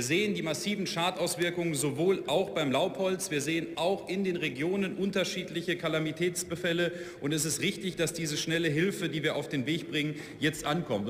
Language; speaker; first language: German; native; German